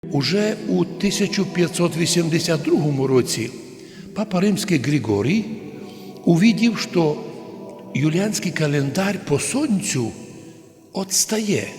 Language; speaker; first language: Ukrainian; native; Ukrainian